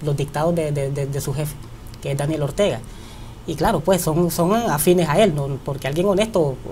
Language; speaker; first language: Spanish; native; Spanish